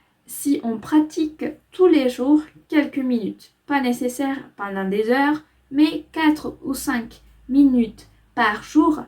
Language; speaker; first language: French; non-native, fluent; Spanish